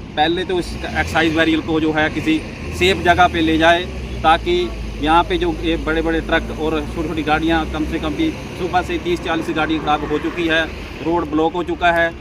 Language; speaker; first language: Hindi; non-native, local second language; Punjabi